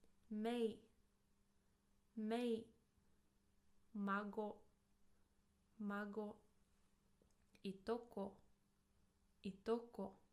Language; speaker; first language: Japanese; non-native, fluent; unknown